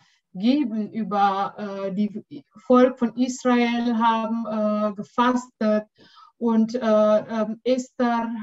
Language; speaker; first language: German; non-native, learner; Indonesian